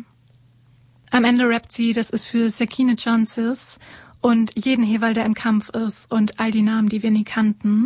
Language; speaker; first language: German; native; German